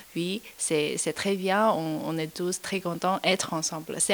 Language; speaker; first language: French; non-native, learner; Chinese